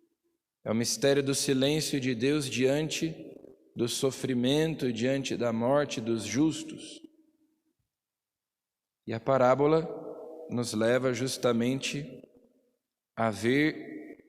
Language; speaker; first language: Portuguese; native; Portuguese